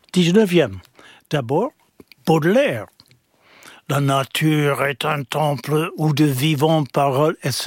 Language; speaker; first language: French; non-native, fluent; English